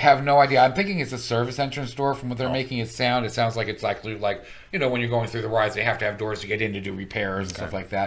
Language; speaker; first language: English; native; English